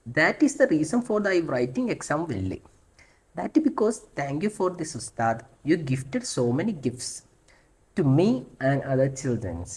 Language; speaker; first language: English; non-native, local second language; Malayalam